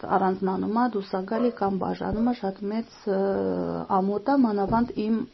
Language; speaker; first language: Armenian; non-native, fluent; Uzbek